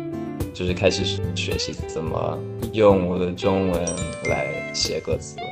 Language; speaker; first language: Chinese; non-native, fluent; English